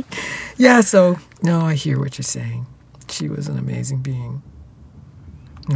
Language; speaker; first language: English; native; English